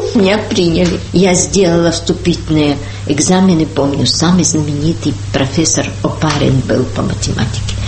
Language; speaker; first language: Russian; early bilingual, heritage; Russian